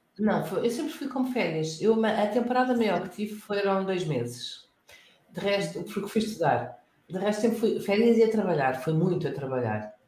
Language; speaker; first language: Portuguese; native; Portuguese